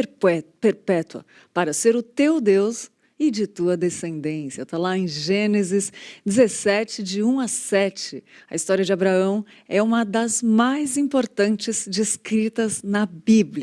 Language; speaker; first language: Portuguese; native; Portuguese